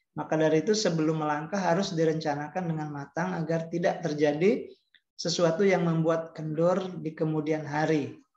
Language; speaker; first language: Indonesian; native; Indonesian